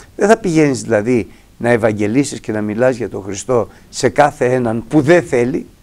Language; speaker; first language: Greek; native; Greek